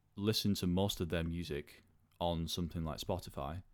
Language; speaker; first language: English; native; English